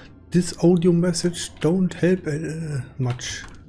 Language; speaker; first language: English; non-native, learner; German